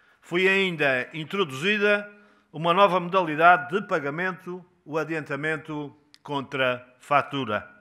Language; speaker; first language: Portuguese; native; Portuguese